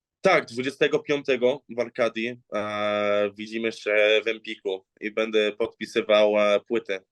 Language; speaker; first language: Polish; early bilingual, heritage; English